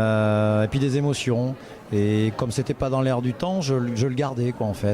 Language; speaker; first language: French; native; French